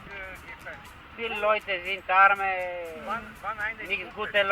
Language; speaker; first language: German; non-native, learner; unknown